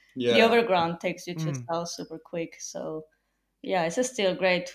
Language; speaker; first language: English; non-native, fluent; Spanish